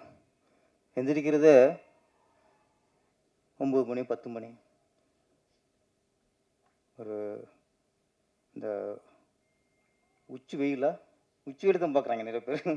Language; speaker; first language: Tamil; native; Tamil